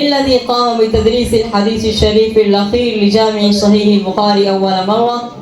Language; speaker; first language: Arabic; non-native, learner; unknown